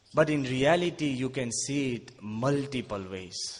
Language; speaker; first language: English; non-native, local second language; Gujarati